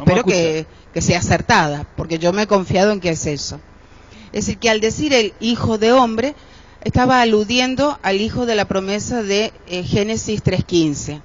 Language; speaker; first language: Spanish; native; Spanish